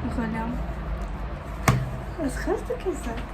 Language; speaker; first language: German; non-native, learner; Russian